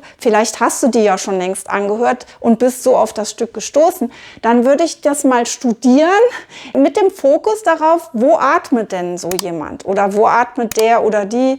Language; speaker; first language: German; native; German